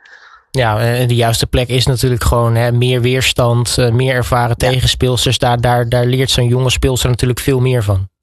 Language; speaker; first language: Dutch; native; Dutch